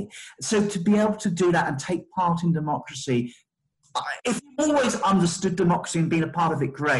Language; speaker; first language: English; native; English